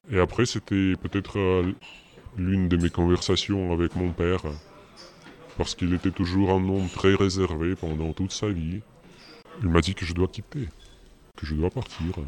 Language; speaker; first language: French; non-native, learner; Russian